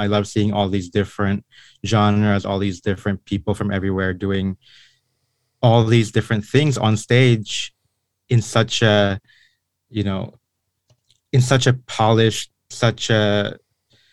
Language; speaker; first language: English; non-native, local second language; Filipino